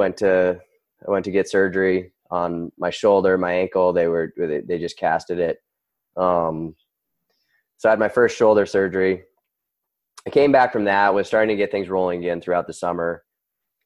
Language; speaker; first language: English; native; English